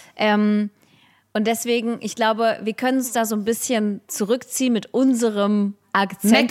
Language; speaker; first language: German; early bilingual, other home language; Russian